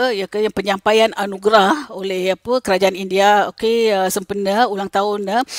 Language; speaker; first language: Malay; non-native, local second language; Tamil